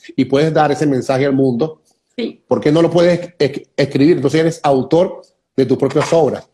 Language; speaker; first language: Spanish; native; Spanish